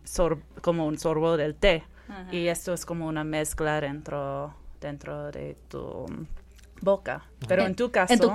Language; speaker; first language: Spanish; non-native, fluent; English